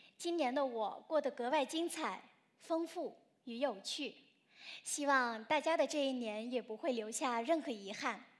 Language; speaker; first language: Chinese; non-native, fluent; Vietnamese